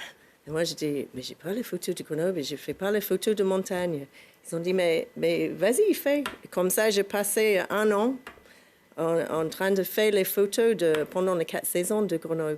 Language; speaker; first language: French; non-native, fluent; English